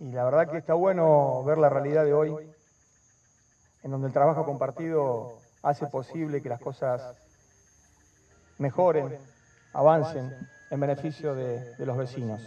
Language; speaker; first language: Spanish; native; Spanish